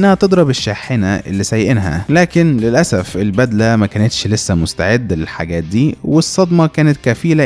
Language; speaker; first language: Arabic; native; Arabic